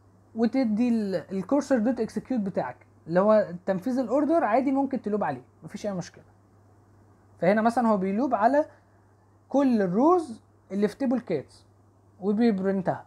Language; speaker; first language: Arabic; native; Arabic